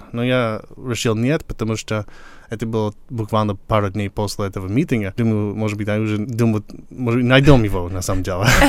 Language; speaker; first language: Russian; non-native, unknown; English